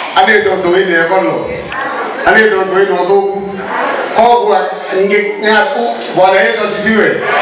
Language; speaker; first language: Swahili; non-native, local second language; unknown